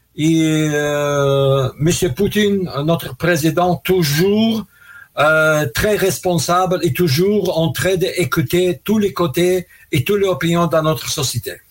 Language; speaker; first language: French; non-native, fluent; Russian